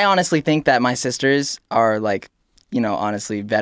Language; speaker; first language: English; native; English